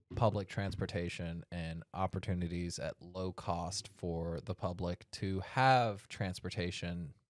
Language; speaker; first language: English; native; English